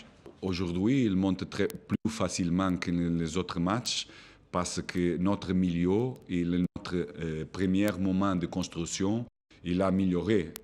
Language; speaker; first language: French; non-native, fluent; Portuguese